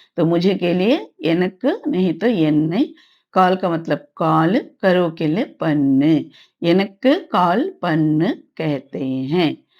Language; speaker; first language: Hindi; non-native, local second language; Tamil